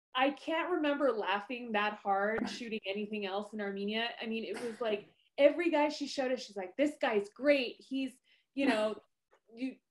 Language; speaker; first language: English; native; English